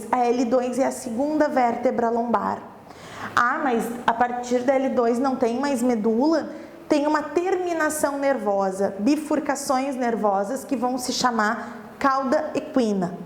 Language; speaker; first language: Portuguese; native; Portuguese